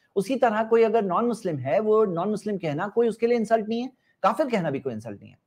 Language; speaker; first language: Hindi; non-native, local second language; Urdu